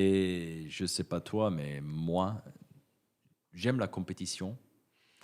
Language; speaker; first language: French; native; French